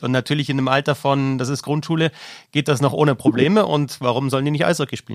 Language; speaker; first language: German; native; German